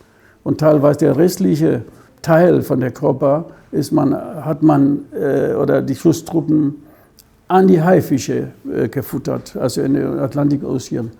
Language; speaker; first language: German; non-native, fluent; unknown